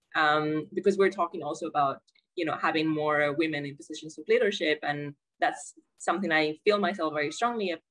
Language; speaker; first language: English; non-native, fluent; Spanish